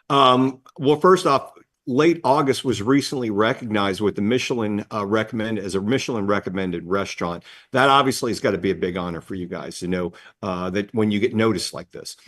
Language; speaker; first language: English; native; English